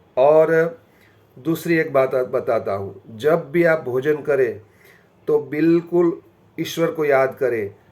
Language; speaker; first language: Hindi; non-native, local second language; Gujarati